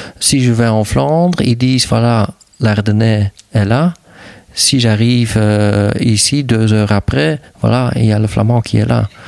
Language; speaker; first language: French; non-native, local second language; Dutch